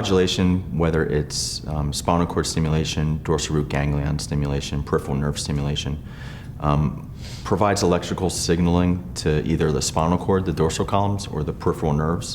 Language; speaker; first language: English; native; English